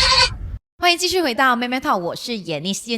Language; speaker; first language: Chinese; non-native, local second language; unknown